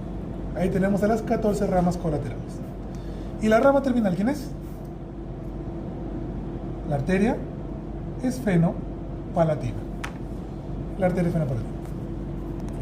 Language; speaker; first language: Spanish; native; Spanish